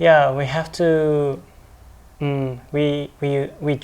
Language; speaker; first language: English; non-native, learner; Japanese